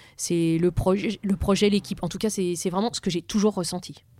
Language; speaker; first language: French; native; French